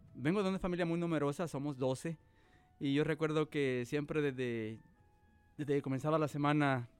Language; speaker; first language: Spanish; native; Spanish